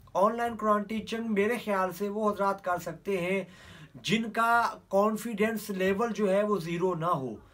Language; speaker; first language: Urdu; non-native, local second language; Punjabi